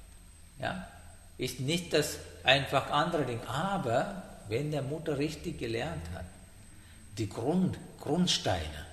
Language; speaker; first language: German; non-native, learner; Sinhala